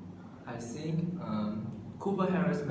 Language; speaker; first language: English; non-native, learner; Chinese